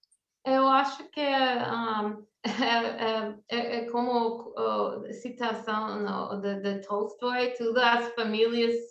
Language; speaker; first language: Portuguese; non-native, fluent; English